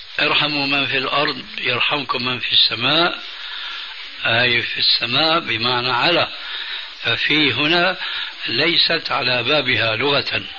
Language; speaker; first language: Arabic; early bilingual, other home language; Albanian